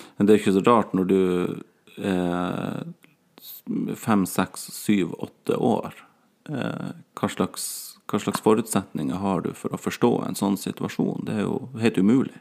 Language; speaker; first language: Norwegian; native; Norwegian